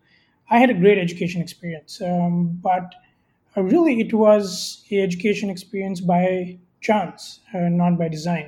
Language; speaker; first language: English; non-native, local second language; Hindi